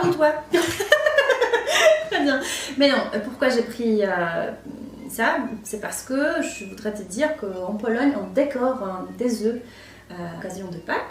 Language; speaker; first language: French; non-native, fluent; Polish